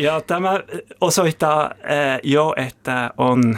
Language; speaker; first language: Finnish; non-native, learner; German